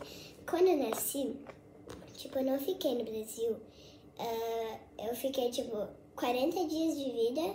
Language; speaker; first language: Portuguese; early bilingual, heritage; Portuguese